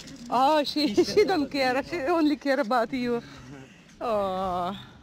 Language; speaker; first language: English; non-native, learner; Russian